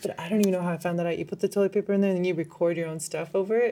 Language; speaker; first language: English; early bilingual, other home language; Spanish